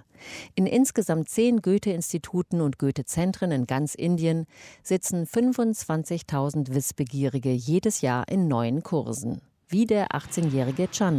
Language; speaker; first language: German; native; German